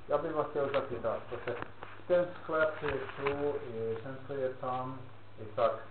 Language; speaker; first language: Polish; non-native, learner; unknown